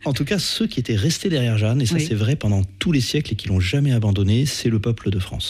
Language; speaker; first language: French; native; French